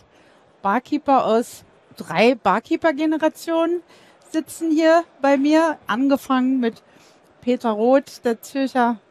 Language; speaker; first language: German; native; German